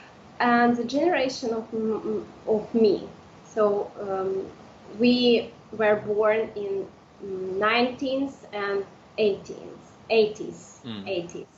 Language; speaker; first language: English; non-native, fluent; Udmurt